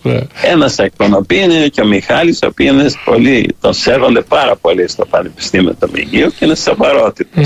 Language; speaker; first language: Greek; early bilingual, heritage; Greek